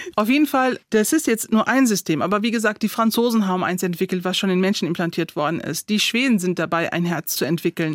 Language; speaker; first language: German; early bilingual, other home language; Turkish